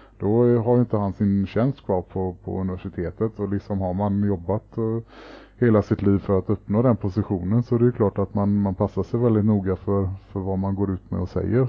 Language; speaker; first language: Swedish; native; Swedish